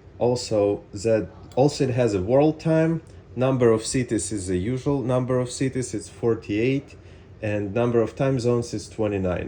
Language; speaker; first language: English; non-native, fluent; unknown